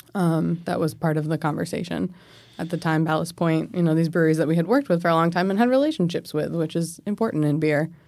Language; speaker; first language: English; native; English